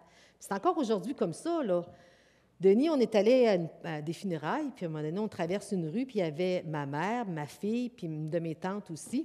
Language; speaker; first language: French; native; French